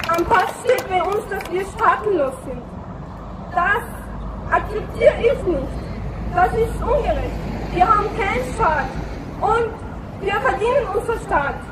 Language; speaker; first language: German; early bilingual, other home language; Arabic